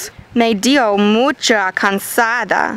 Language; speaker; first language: Spanish; non-native, learner; English